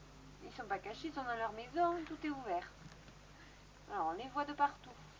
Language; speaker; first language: French; native; French